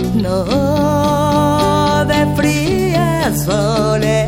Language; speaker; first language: Spanish; native; Spanish